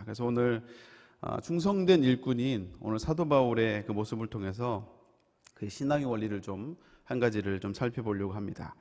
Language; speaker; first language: Korean; native; Korean